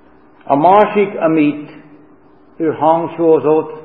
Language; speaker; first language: Hungarian; non-native, fluent; English